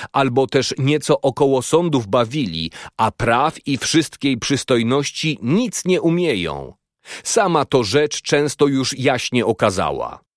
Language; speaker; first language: Polish; native; Polish